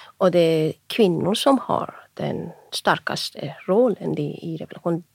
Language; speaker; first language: Swedish; non-native, fluent; Persian